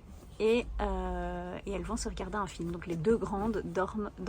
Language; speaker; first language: French; native; French